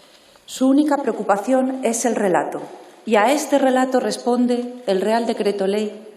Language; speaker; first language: Spanish; native; Spanish